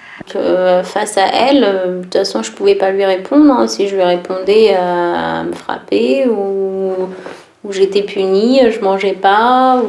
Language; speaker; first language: French; early bilingual, other home language; Tachelhit